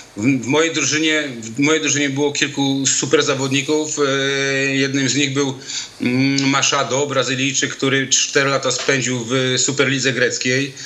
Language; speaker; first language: Polish; native; Polish